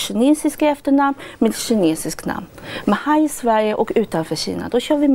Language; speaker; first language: Swedish; non-native, fluent; Chinese